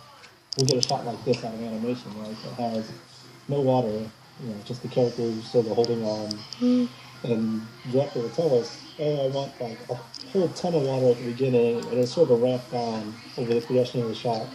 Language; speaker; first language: English; native; English